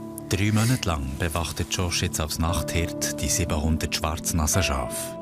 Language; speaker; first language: German; native; German